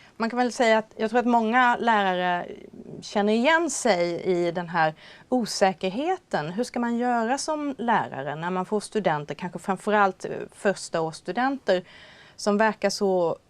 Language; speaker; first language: Swedish; native; Swedish